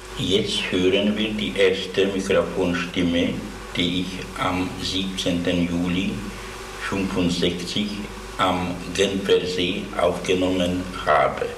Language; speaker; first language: German; non-native, fluent; Latvian